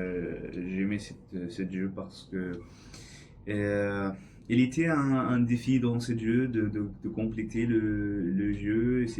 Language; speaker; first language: French; non-native, learner; English